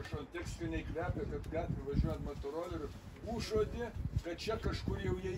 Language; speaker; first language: Lithuanian; native; Lithuanian